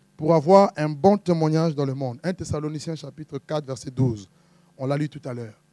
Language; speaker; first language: French; non-native, local second language; Lingala